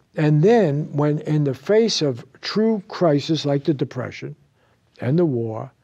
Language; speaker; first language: English; native; English